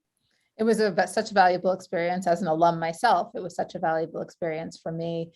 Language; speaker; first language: English; native; English